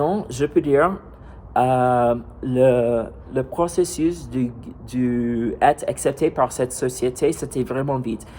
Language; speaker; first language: French; non-native, fluent; English